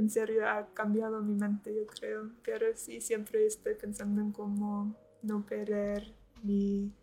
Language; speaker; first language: Spanish; non-native, learner; English